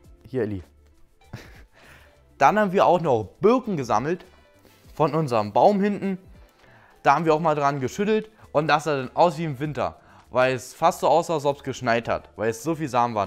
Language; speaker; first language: German; native; German